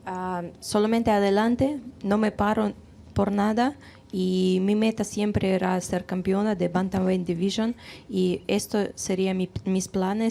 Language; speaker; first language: Spanish; non-native, fluent; Russian